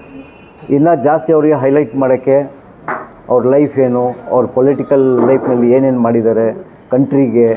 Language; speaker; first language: Kannada; non-native, local second language; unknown